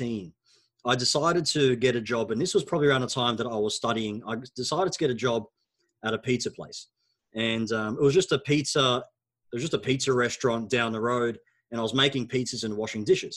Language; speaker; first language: English; non-native, local second language; Arabic